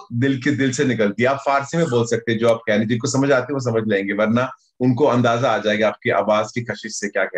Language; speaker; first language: Hindi; native; Hindi